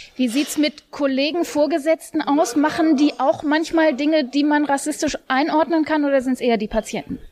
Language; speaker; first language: German; native; German